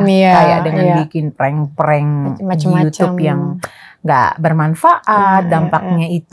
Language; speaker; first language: Indonesian; native; Indonesian